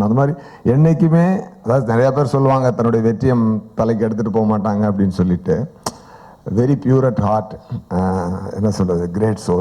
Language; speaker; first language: Tamil; native; Tamil